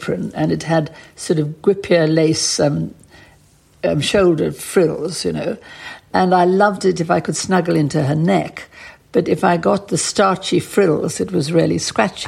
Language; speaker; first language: English; native; English